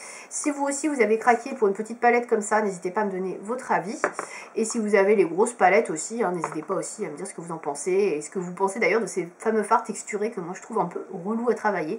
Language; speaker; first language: French; native; French